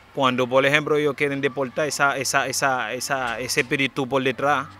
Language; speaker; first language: Spanish; non-native, fluent; Haitian Creole